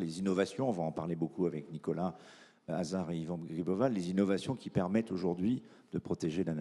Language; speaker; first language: French; native; French